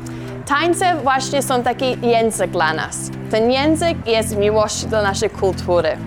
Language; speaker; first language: Polish; early bilingual, heritage; Polish